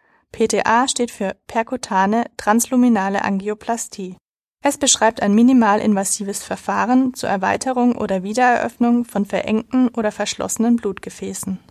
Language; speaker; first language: German; native; German